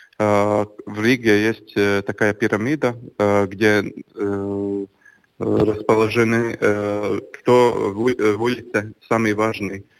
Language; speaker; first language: Russian; non-native, local second language; Latvian